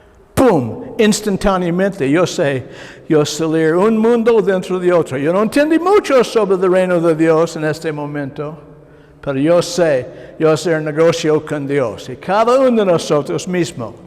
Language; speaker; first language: Spanish; non-native, learner; English